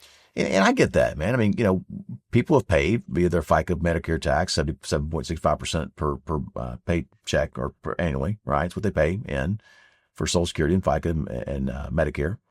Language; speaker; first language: English; native; English